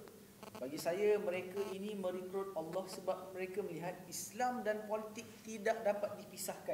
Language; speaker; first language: Malay; native; Malay